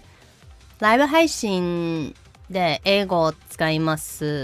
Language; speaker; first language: Japanese; non-native, learner; English